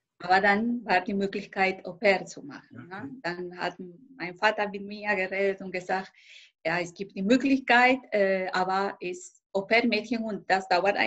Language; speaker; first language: German; non-native, fluent; Spanish